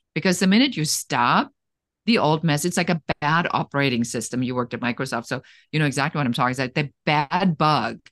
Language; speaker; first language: English; non-native, fluent; German